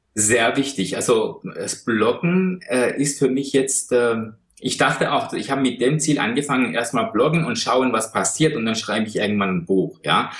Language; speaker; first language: German; non-native, fluent; Persian